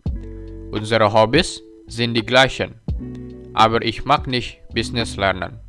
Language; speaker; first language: German; non-native, learner; Indonesian